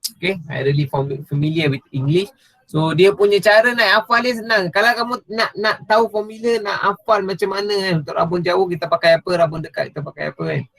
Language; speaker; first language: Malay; non-native, local second language; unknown